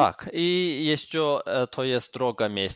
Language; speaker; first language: Polish; non-native, learner; Azerbaijani